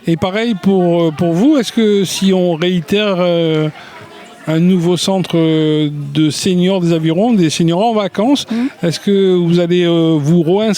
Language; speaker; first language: French; native; French